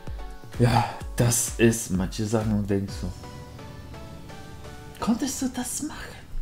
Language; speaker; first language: German; non-native, learner; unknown